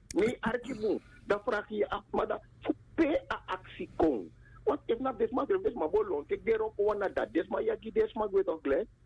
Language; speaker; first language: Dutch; native; Dutch